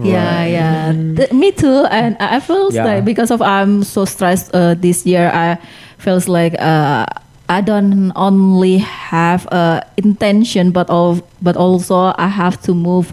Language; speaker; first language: English; non-native, learner; Indonesian